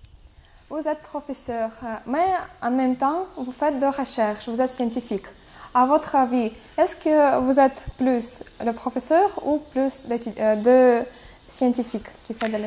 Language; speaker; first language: French; non-native, fluent; Russian